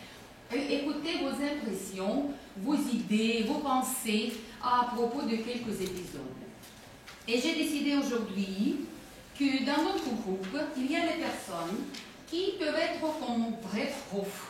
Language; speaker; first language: French; non-native, fluent; Russian